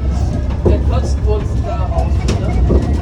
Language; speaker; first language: German; native; German